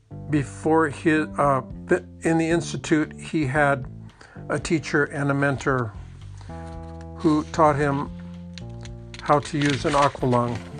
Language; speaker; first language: English; native; English